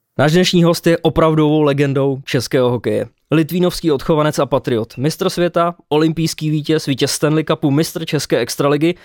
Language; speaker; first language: Czech; native; Czech